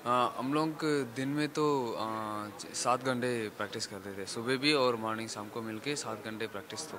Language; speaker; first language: Hindi; non-native, local second language; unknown